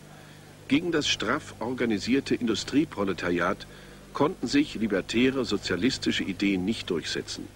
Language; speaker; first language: German; native; German